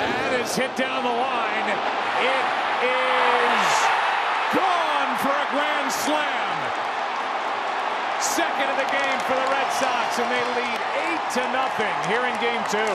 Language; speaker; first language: English; native; English